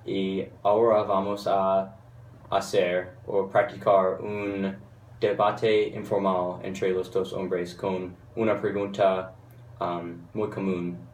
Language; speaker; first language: Spanish; non-native, learner; English